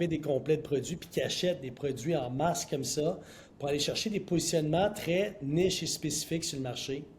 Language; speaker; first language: French; native; French